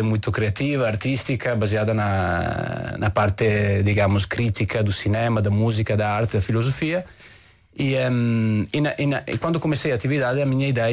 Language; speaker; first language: Portuguese; non-native, fluent; Italian